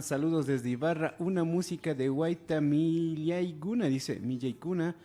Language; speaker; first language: Spanish; non-native, local second language; Quechua